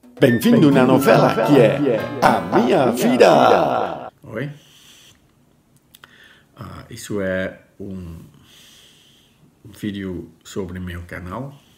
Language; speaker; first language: Portuguese; non-native, learner; Dutch